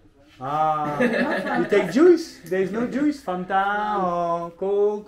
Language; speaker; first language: English; non-native, fluent; French